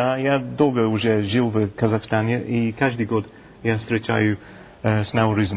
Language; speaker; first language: Russian; non-native, learner; English